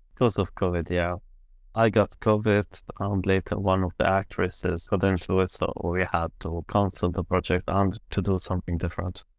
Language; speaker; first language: English; non-native, fluent; Arabic